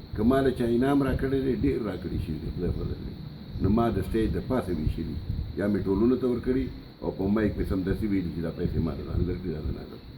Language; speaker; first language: Pashto; native; Pashto